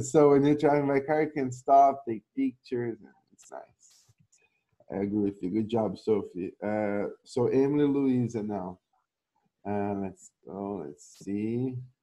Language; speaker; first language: English; non-native, fluent; Portuguese